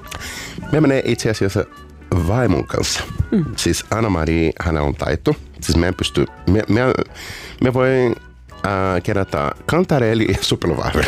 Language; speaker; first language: Finnish; non-native, learner; Portuguese